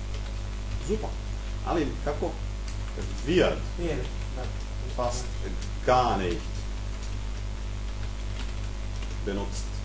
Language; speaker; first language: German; non-native, fluent; Serbian